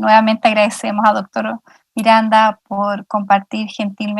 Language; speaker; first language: Spanish; native; Spanish